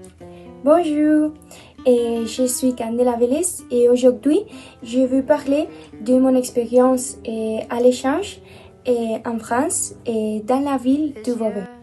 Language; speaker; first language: French; non-native, learner; Spanish